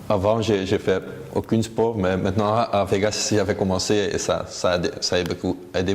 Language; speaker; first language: French; non-native, local second language; Dutch